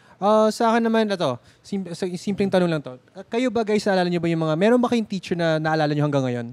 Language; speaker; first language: Filipino; native; Filipino